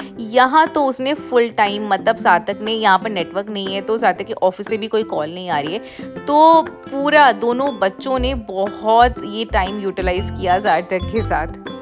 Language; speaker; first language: Hindi; non-native, local second language; Bangla